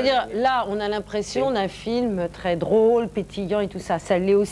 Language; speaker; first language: French; native; French